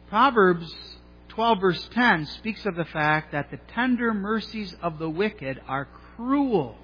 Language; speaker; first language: English; native; English